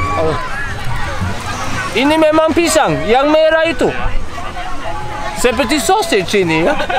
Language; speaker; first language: Indonesian; non-native, fluent; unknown